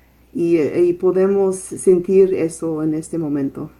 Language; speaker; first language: Spanish; non-native, fluent; English